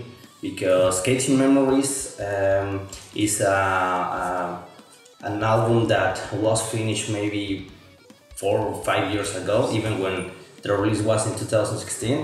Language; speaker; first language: English; non-native, local second language; Spanish